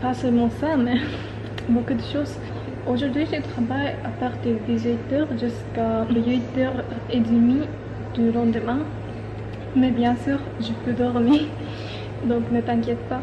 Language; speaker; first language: French; non-native, learner; Japanese